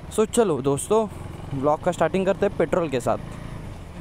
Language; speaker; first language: Hindi; non-native, local second language; Marathi